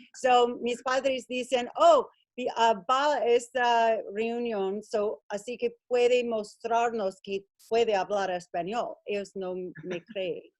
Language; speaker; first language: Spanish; non-native, learner; English